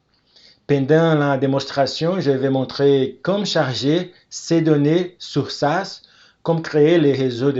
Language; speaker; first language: French; non-native, fluent; Portuguese